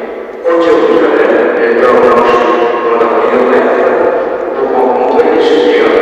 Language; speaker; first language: French; non-native, local second language; Morisyen